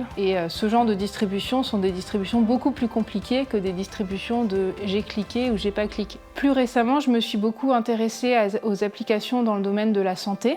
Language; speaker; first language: French; native; French